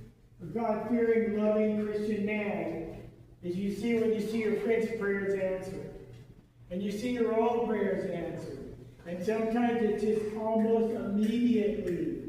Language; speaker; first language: English; native; English